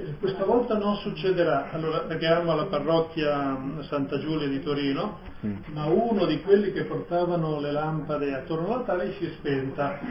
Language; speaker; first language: Italian; native; Italian